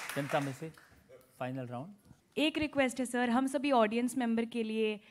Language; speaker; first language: Hindi; native; Hindi